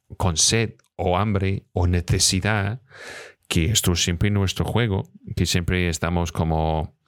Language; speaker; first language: Spanish; non-native, fluent; English